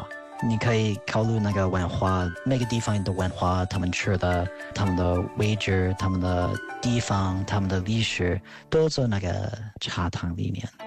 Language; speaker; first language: Chinese; non-native, fluent; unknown